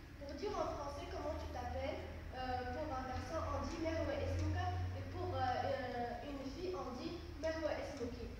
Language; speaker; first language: French; non-native, local second language; Arabic